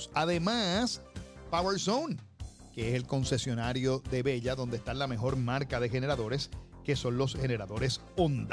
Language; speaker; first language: Spanish; native; Spanish